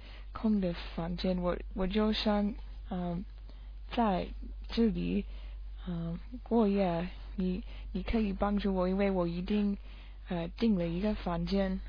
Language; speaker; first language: Chinese; non-native, learner; English